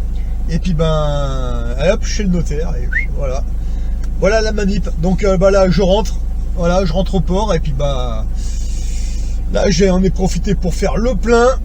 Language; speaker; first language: French; native; French